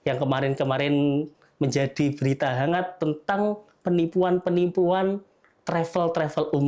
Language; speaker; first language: Indonesian; native; Indonesian